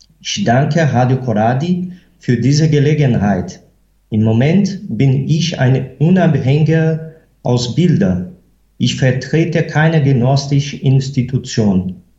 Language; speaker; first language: German; non-native, fluent; Portuguese